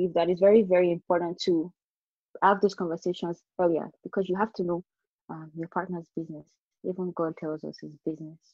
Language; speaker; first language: English; non-native, local second language; Yoruba